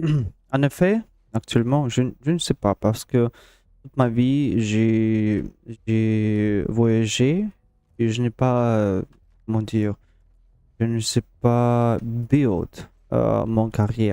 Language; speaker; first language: French; non-native, learner; Russian